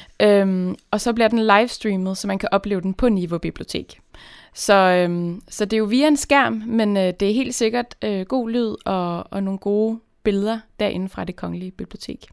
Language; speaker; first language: Danish; native; Danish